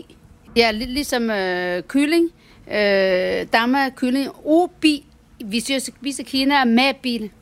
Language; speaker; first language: Danish; non-native, learner; Chinese